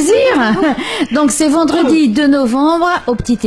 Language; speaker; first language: French; native; French